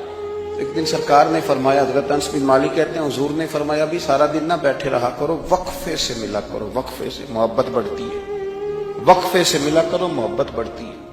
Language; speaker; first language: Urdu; non-native, local second language; Punjabi